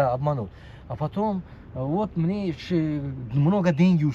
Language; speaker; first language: Russian; non-native, local second language; Uzbek